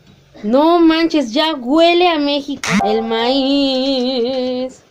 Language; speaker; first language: Spanish; native; Spanish